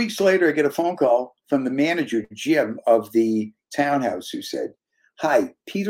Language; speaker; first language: English; native; English